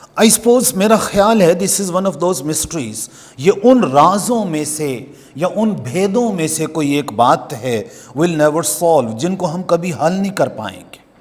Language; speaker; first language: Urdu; non-native, local second language; Punjabi